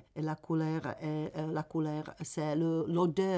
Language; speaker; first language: French; non-native, fluent; Czech